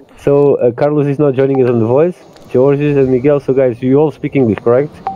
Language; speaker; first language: English; non-native, fluent; Portuguese